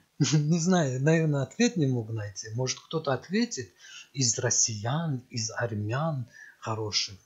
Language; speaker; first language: Russian; non-native, local second language; Azerbaijani